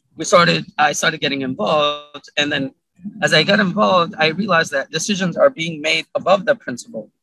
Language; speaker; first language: English; early bilingual, other home language; Arabic